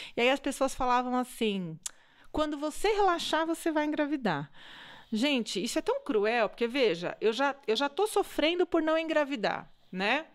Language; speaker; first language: Portuguese; native; Portuguese